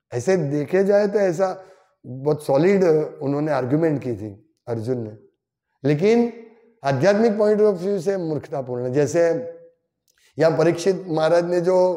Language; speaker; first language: Hindi; non-native, local second language; Gujarati